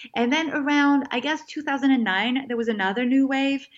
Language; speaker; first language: English; non-native, fluent; French